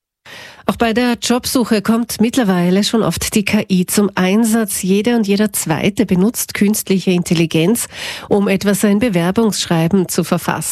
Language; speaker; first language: German; native; German